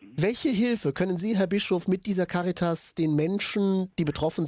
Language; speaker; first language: German; native; German